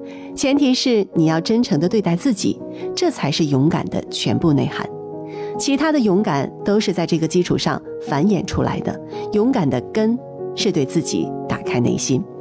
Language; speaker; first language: Chinese; native; Chinese